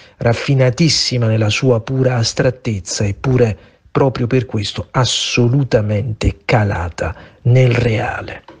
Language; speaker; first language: Italian; native; Italian